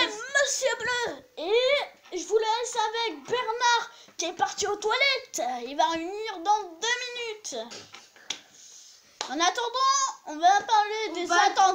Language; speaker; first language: French; native; French